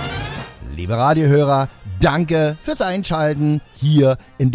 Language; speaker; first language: German; native; German